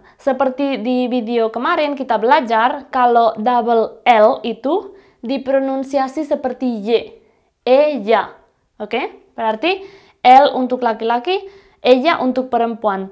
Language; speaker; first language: Indonesian; non-native, fluent; Spanish